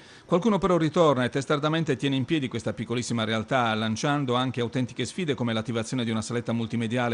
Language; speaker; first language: Italian; native; Italian